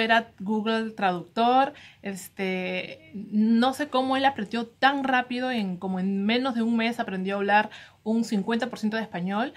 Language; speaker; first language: Spanish; native; Spanish